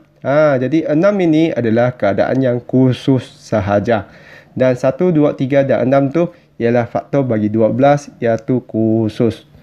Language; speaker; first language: Malay; non-native, local second language; Chinese